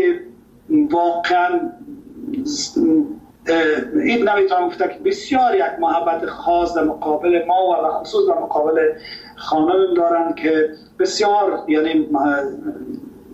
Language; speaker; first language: Persian; native; Persian